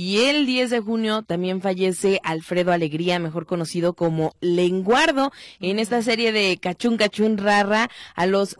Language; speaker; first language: Spanish; native; Spanish